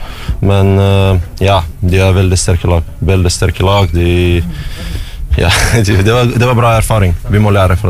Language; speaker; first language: Norwegian; non-native, learner; Russian